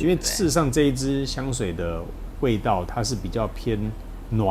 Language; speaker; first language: Chinese; native; Chinese